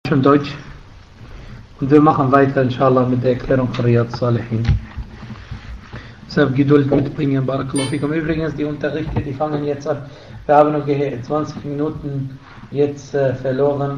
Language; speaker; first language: German; non-native, fluent; Arabic